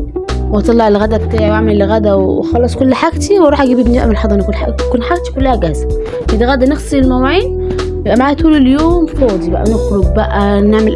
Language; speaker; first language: Arabic; native; Arabic